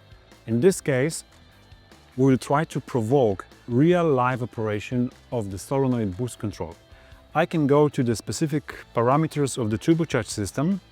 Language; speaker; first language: English; non-native, fluent; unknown